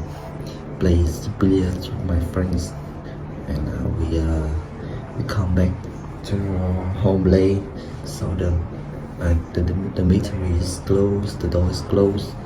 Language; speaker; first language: English; non-native, learner; Vietnamese